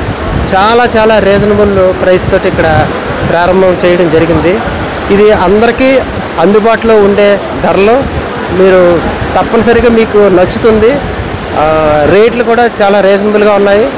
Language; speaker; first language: Telugu; native; Telugu